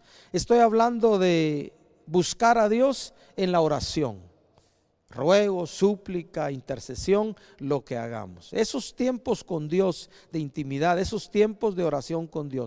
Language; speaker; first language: Spanish; native; Spanish